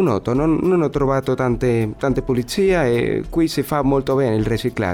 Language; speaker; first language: Italian; non-native, learner; Spanish